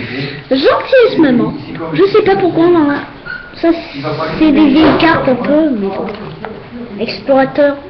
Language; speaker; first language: French; native; French